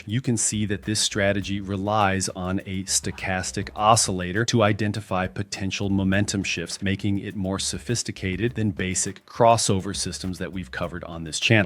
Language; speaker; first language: English; native; English